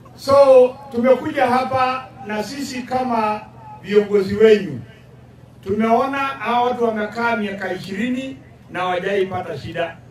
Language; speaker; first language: Swahili; non-native, local second language; Masai